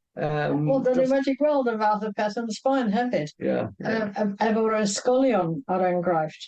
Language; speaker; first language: Welsh; non-native, fluent; English